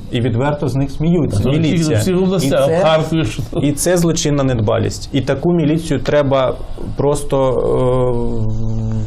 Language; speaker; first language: Ukrainian; native; Ukrainian